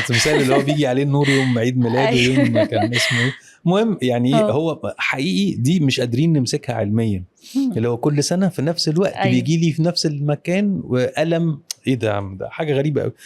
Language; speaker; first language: Arabic; native; Arabic